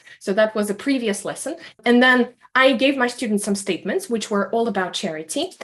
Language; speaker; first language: English; non-native, fluent; Russian